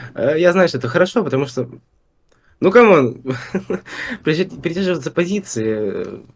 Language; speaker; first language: Russian; native; Russian